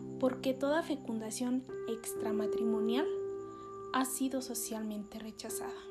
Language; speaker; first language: Spanish; native; Spanish